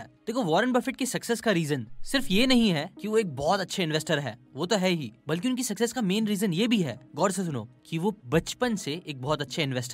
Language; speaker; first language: Hindi; native; Hindi